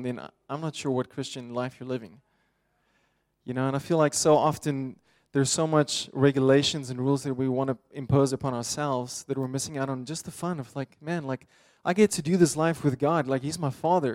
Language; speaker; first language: English; non-native, local second language; Afrikaans